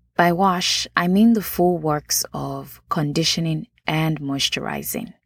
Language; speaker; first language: English; non-native, local second language; Yoruba